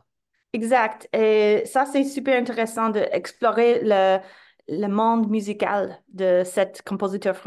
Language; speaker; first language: French; non-native, fluent; English